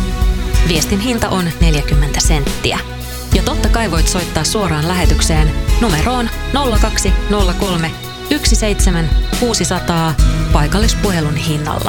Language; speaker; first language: Finnish; native; Finnish